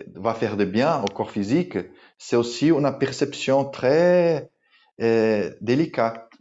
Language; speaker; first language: French; non-native, fluent; Portuguese